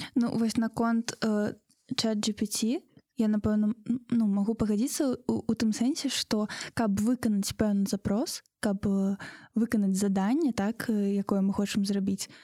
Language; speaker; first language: Belarusian; non-native, local second language; Russian